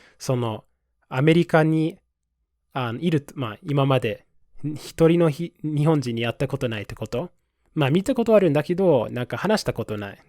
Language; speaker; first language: Japanese; non-native, fluent; English